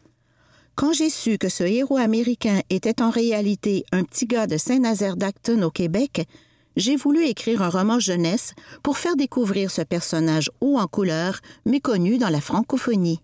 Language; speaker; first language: French; native; French